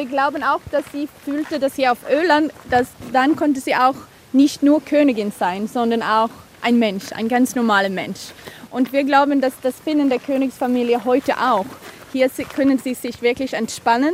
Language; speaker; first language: German; non-native, fluent; Swedish